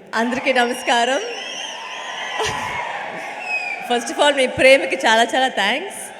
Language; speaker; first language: Telugu; non-native, fluent; Tamil